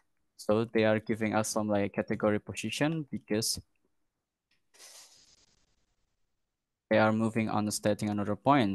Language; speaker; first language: English; non-native, learner; Indonesian